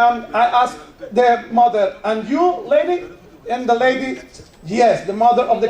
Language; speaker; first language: English; non-native, learner; Spanish